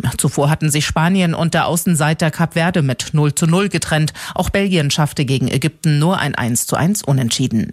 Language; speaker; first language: German; native; German